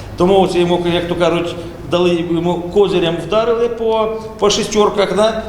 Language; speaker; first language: Ukrainian; native; Ukrainian